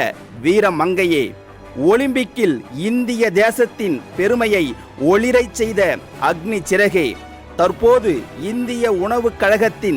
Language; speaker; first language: Tamil; native; Tamil